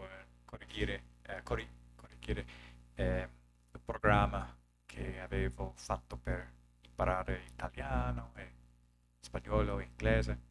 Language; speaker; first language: Italian; non-native, learner; English